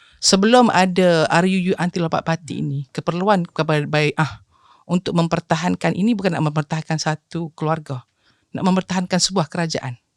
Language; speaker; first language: Malay; native; Malay